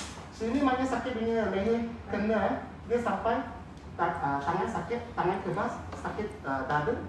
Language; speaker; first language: Malay; non-native, local second language; Chinese